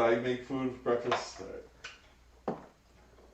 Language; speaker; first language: English; native; English